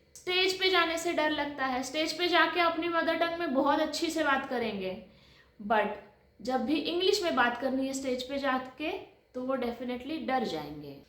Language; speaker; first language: Hindi; non-native, local second language; Marathi